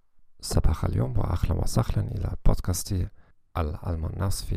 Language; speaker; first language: Arabic; non-native, learner; German